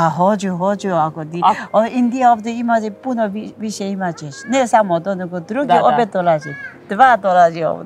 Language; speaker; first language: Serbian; non-native, learner; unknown